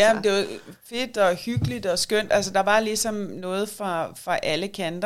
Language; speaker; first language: Danish; native; Danish